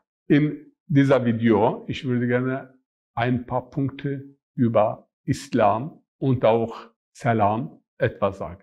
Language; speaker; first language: German; non-native, fluent; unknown